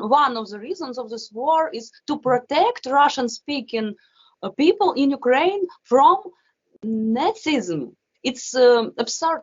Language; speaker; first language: English; non-native, fluent; Russian